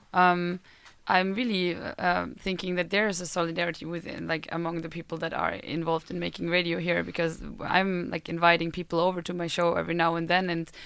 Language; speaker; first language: English; non-native, fluent; German